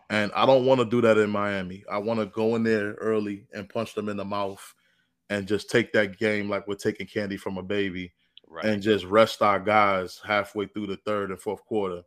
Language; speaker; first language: English; native; English